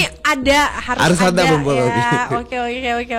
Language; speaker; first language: Indonesian; native; Indonesian